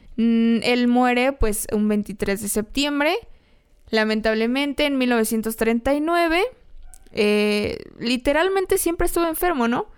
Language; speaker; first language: Spanish; native; Spanish